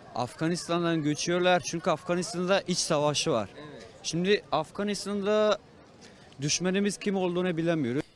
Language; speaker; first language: Turkish; non-native, fluent; Persian